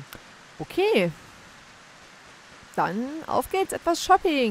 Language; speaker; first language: German; native; German